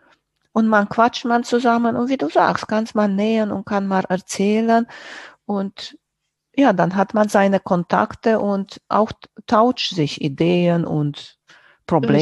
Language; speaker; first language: German; non-native, fluent; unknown